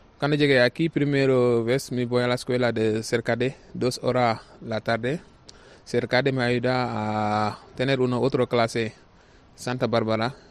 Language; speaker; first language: Spanish; non-native, learner; Wolof